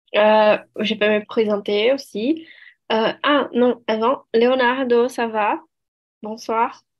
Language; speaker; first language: French; non-native, fluent; Portuguese